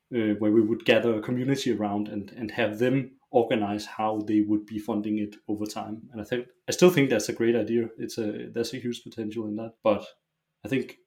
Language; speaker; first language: English; non-native, fluent; Danish